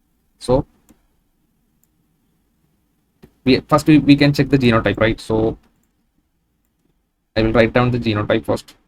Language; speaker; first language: English; non-native, local second language; Malayalam